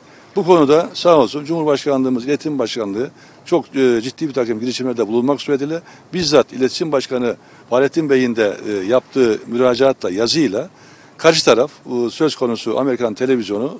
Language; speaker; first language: Turkish; native; Turkish